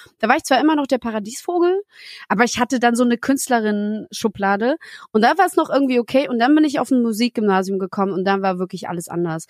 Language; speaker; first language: German; early bilingual, other home language; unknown